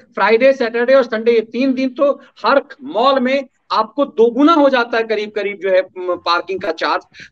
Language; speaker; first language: Hindi; native; Hindi